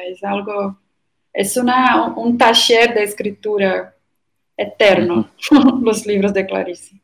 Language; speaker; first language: Spanish; non-native, fluent; Portuguese